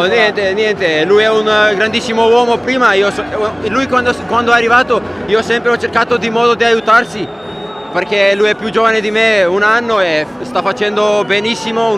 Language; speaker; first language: Italian; non-native, fluent; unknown